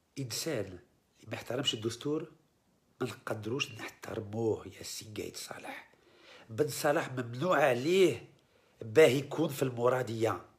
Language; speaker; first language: Arabic; early bilingual, heritage; Arabic